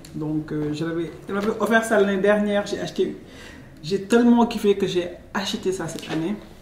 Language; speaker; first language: French; non-native, local second language; Wolof